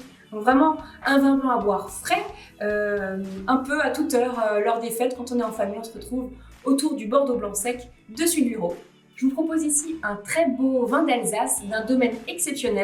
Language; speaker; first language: French; native; French